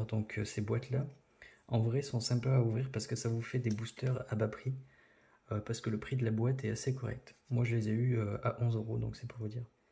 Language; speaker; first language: French; native; French